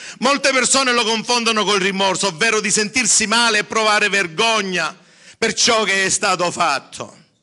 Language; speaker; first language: Italian; early bilingual, heritage; English